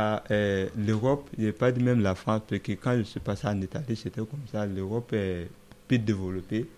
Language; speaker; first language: French; non-native, local second language; Dyula